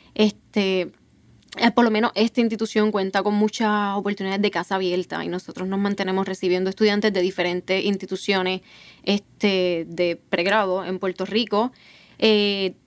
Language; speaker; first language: Spanish; native; Spanish